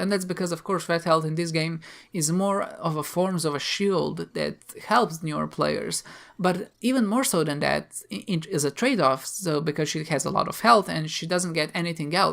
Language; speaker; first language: English; non-native, fluent; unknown